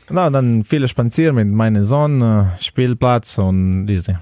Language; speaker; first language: German; non-native, learner; Slovenian